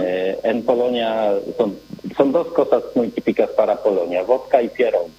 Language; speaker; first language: Spanish; non-native, learner; Polish